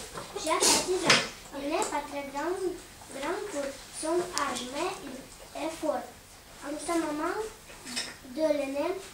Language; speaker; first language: French; non-native, learner; Russian